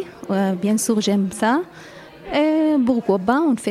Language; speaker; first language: French; non-native, learner; Arabic